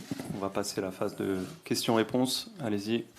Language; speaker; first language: French; native; French